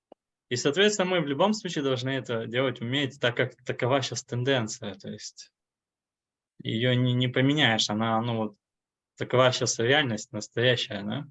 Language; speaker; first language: Russian; native; Russian